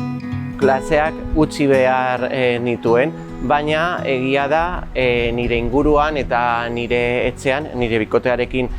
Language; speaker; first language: Basque; non-native, local second language; Spanish